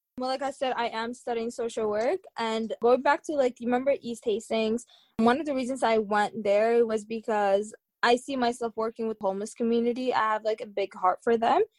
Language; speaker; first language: English; early bilingual, other home language; Tigrinya